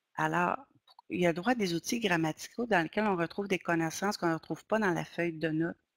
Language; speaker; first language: French; native; French